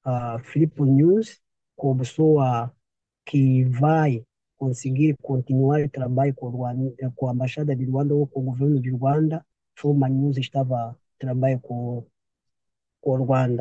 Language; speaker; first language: Portuguese; non-native, learner; Kinyarwanda